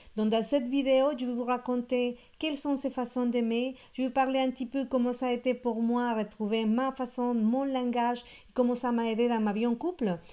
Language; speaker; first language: French; non-native, fluent; Spanish